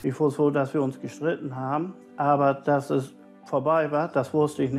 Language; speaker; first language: German; native; German